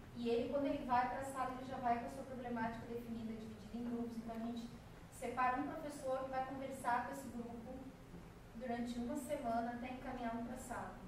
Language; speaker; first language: Portuguese; native; Portuguese